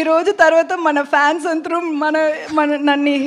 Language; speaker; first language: Telugu; non-native, learner; Tamil